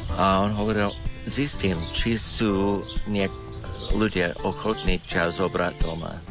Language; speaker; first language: Slovak; non-native, learner; English